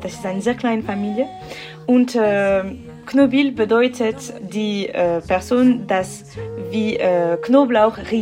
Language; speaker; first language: German; non-native, learner; French